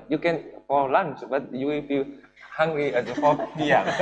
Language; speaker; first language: English; non-native, learner; Vietnamese